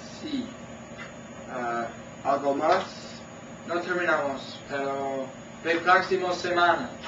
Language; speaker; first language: Spanish; non-native, learner; English